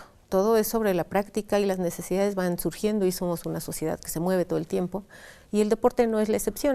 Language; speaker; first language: Spanish; native; Spanish